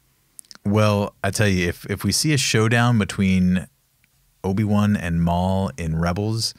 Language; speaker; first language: English; native; English